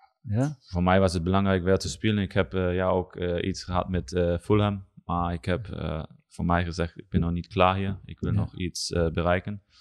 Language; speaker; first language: Dutch; non-native, learner; German